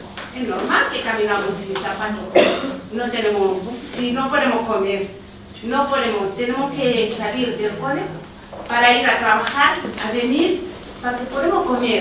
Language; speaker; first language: Spanish; non-native, learner; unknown